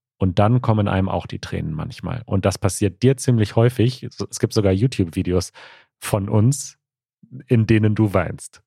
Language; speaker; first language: German; native; German